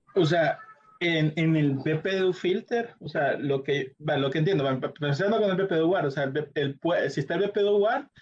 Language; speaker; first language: Spanish; native; Spanish